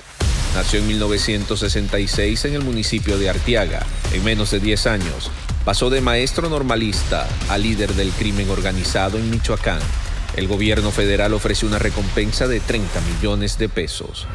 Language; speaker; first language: Spanish; native; Spanish